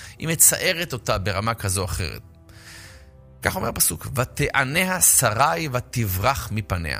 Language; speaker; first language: Hebrew; native; Hebrew